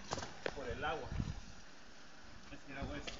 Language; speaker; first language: Spanish; native; Spanish